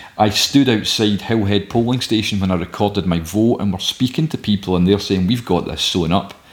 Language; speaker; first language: English; native; English